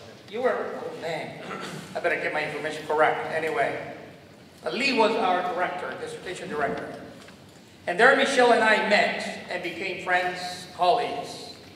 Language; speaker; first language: English; non-native, fluent; Spanish